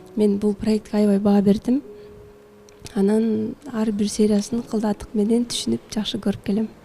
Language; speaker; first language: Kyrgyz; native; Kyrgyz